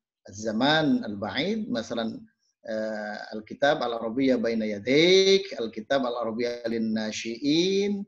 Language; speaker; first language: Arabic; non-native, fluent; Indonesian